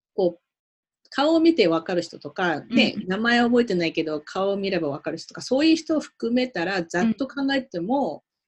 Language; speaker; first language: Japanese; native; Japanese